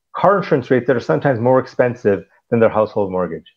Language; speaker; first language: English; early bilingual, other home language; Punjabi